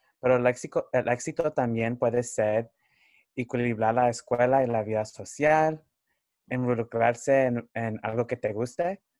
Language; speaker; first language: Spanish; early bilingual, heritage; Spanish